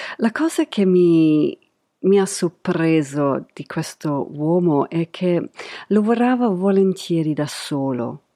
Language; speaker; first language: Italian; non-native, fluent; English